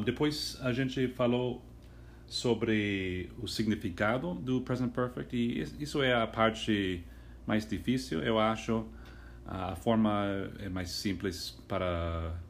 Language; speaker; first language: Portuguese; non-native, fluent; English